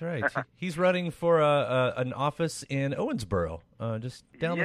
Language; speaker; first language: English; native; English